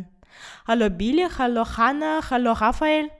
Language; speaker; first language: German; non-native, fluent; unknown